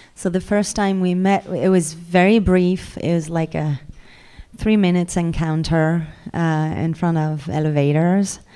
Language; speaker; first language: English; non-native, fluent; French